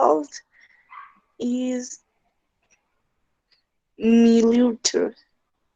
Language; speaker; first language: English; non-native, learner; Spanish